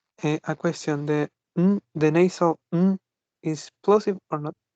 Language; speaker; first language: English; non-native, fluent; Spanish